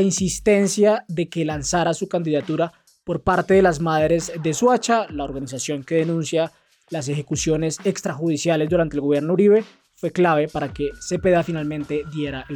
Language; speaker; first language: Spanish; native; Spanish